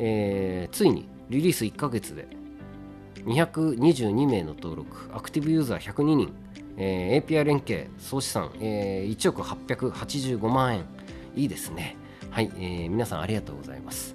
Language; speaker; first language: Japanese; native; Japanese